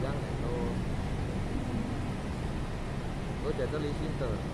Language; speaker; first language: Chinese; non-native, learner; Javanese